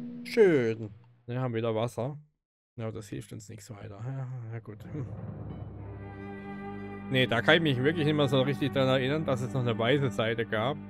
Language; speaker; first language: German; native; German